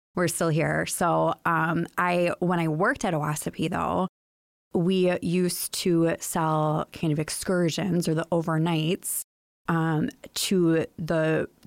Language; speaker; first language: English; native; English